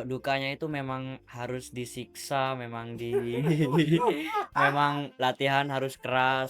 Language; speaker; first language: Indonesian; non-native, local second language; Madurese